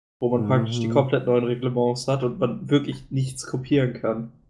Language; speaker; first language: German; native; German